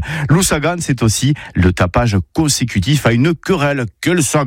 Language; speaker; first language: French; native; French